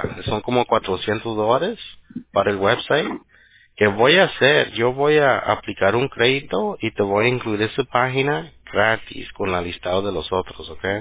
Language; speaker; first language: Spanish; early bilingual, heritage; Spanish